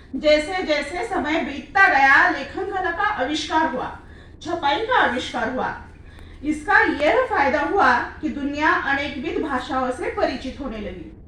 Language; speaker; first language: Hindi; non-native, local second language; Marathi